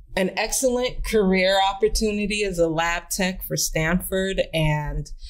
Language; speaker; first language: English; native; English